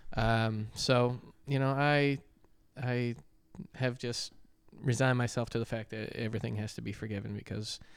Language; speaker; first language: English; native; English